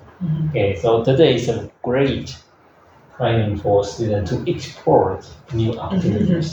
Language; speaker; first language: English; non-native, fluent; Chinese